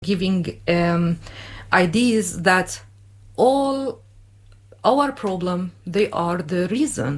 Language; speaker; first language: English; non-native, fluent; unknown